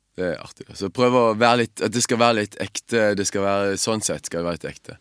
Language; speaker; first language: Norwegian; native; Norwegian